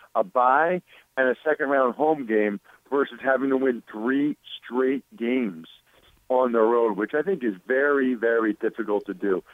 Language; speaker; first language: English; native; English